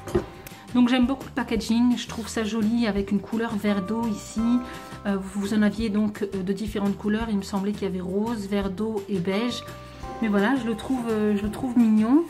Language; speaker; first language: French; native; French